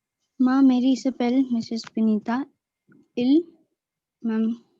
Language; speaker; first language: French; non-native, learner; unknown